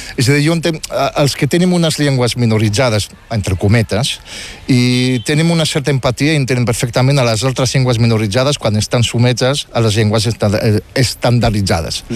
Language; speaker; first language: Catalan; non-native, fluent; Riffian